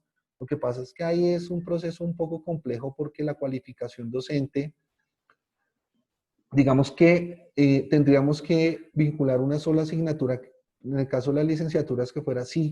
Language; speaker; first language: Spanish; native; Spanish